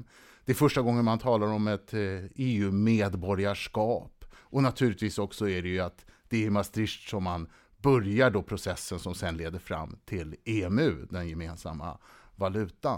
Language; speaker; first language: Swedish; native; Swedish